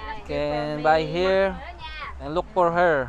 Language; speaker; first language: English; non-native, local second language; Filipino